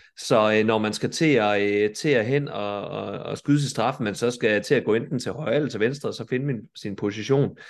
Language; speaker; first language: Danish; native; Danish